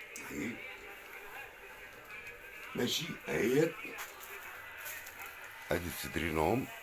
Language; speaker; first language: Arabic; native; Arabic